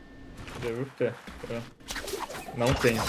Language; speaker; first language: Portuguese; native; Portuguese